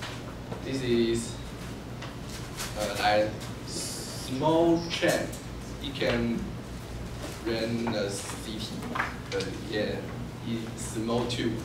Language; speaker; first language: English; non-native, learner; Chinese